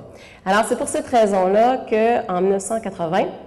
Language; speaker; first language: French; native; French